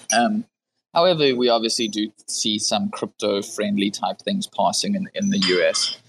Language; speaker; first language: English; native; English